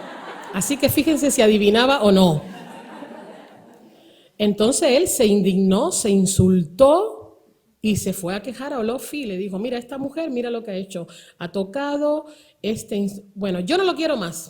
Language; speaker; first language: Spanish; native; Spanish